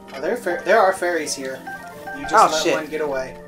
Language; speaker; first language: English; native; English